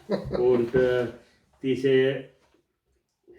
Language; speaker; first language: German; non-native, learner; Tamil